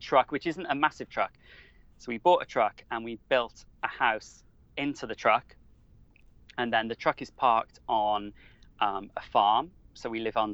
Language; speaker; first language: English; native; English